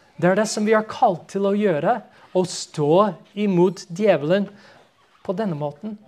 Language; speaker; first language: Norwegian; non-native, fluent; English